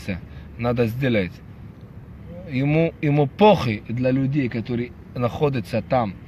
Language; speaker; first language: Russian; non-native, fluent; Arabic